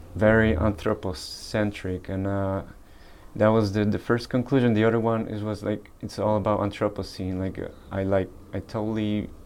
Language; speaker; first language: English; early bilingual, other home language; Polish